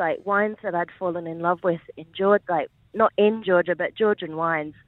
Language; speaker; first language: English; native; English